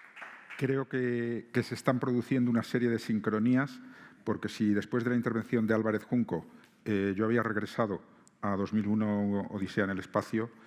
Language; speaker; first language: Spanish; native; Spanish